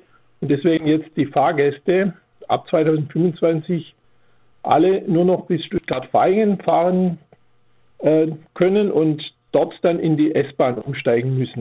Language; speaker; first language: German; native; German